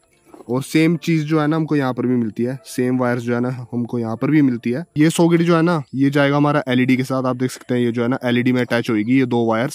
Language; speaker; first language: Hindi; native; Hindi